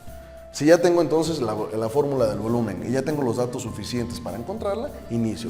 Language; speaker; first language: Spanish; native; Spanish